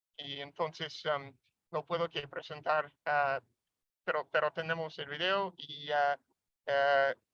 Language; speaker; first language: Spanish; non-native, learner; English